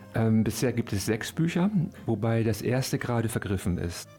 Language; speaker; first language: German; native; German